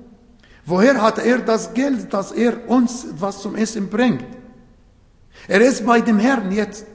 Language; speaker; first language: German; non-native, fluent; Arabic